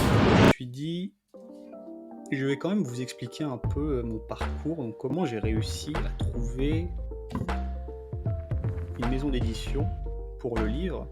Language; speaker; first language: French; native; French